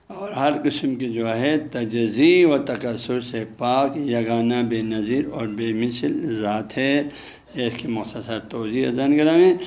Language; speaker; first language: Urdu; non-native, local second language; Balti